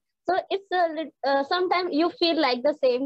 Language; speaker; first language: English; non-native, learner; Hindi